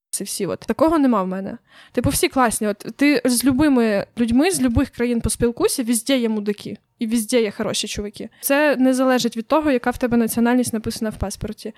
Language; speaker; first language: Ukrainian; native; Ukrainian